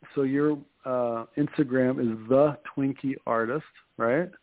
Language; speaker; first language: English; native; English